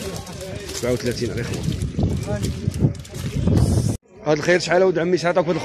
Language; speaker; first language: Arabic; native; Arabic